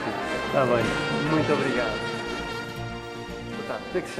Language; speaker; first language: Portuguese; native; Portuguese